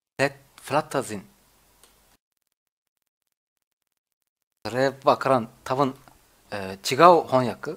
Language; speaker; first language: Japanese; non-native, learner; German